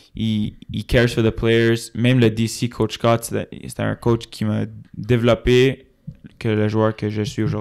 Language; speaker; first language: French; native; French